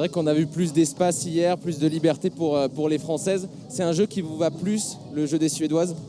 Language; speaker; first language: French; native; French